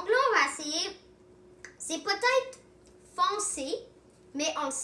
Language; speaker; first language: French; non-native, local second language; English